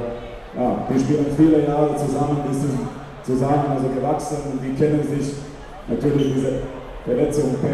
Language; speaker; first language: German; non-native, fluent; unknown